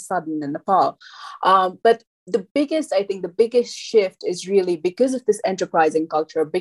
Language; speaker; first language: English; non-native, local second language; Nepali